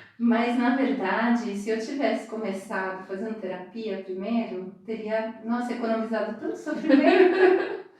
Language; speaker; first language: Portuguese; early bilingual, other home language; Spanish